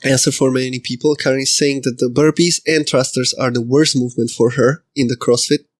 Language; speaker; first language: English; non-native, fluent; Slovak